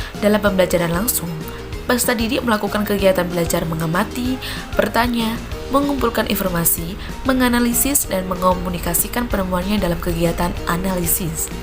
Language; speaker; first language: Indonesian; native; Indonesian